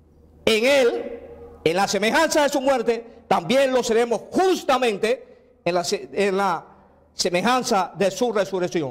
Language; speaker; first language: Spanish; native; Spanish